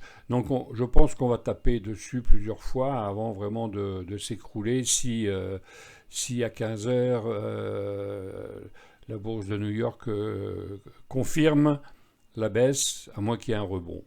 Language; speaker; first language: French; native; French